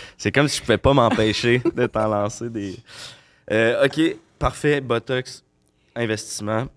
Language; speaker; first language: French; native; French